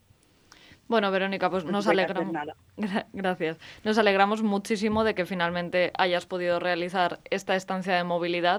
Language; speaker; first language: Spanish; native; Spanish